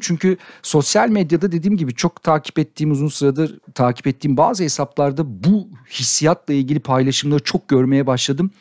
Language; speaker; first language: Turkish; native; Turkish